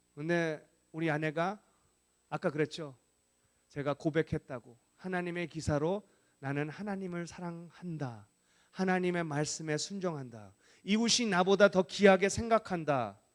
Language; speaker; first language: Korean; non-native, fluent; English